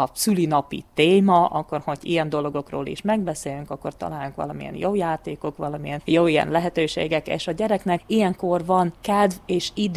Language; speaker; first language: Hungarian; non-native, local second language; Ukrainian